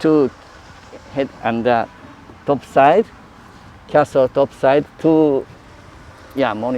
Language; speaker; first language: English; non-native, learner; Japanese